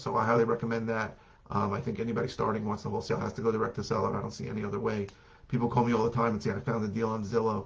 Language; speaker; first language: English; native; English